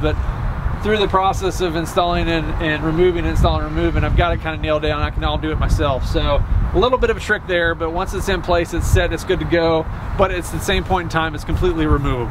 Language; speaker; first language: English; native; English